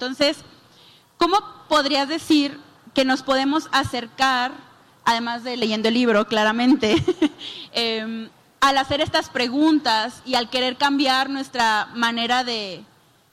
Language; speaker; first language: Spanish; native; Spanish